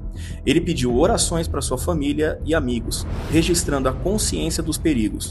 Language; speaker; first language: Portuguese; native; Portuguese